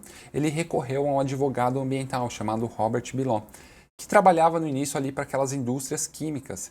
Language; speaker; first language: Portuguese; native; Portuguese